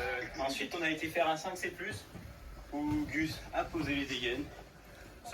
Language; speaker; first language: French; native; French